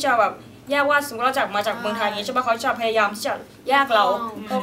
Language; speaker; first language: Thai; native; Thai